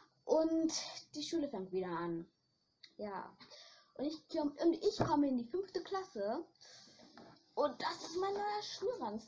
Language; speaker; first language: German; early bilingual, other home language; French